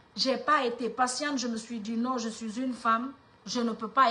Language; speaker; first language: French; non-native, local second language; Mandingo